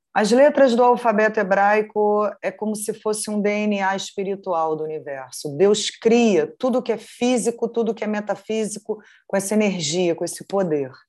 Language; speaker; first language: Portuguese; native; Portuguese